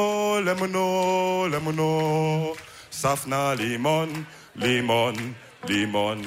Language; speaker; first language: German; early bilingual, other home language; Wolof